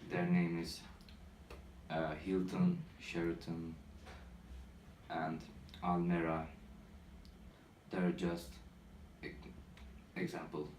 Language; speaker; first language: English; non-native, learner; Turkish